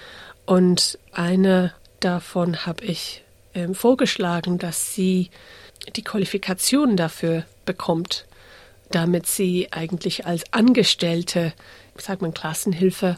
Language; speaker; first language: German; non-native, fluent; English